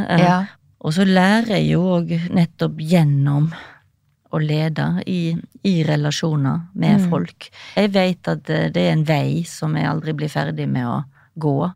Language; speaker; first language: Norwegian; native; Norwegian